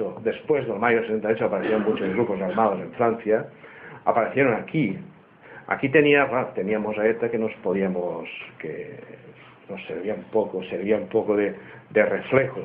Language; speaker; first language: Spanish; native; Spanish